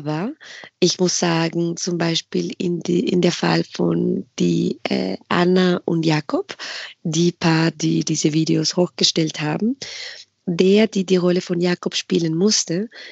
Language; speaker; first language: German; non-native, fluent; Spanish